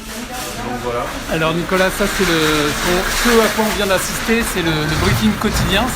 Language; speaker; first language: French; native; French